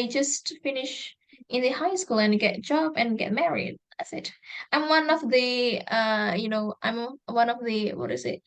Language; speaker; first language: English; non-native, fluent; Indonesian